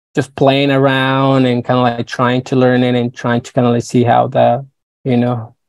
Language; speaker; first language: English; non-native, fluent; Spanish